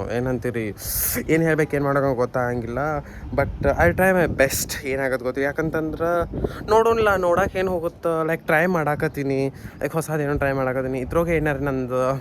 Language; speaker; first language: Kannada; native; Kannada